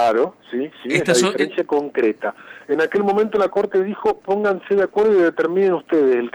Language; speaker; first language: Spanish; native; Spanish